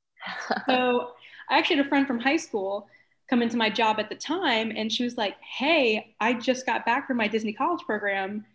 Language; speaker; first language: English; native; English